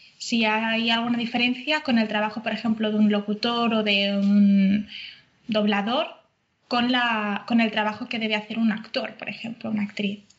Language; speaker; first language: Spanish; native; Spanish